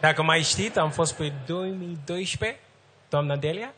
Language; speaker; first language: Romanian; non-native, learner; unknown